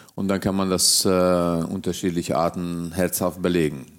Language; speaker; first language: German; early bilingual, other home language; Hungarian